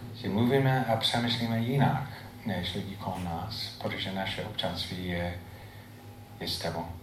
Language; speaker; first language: Czech; non-native, fluent; English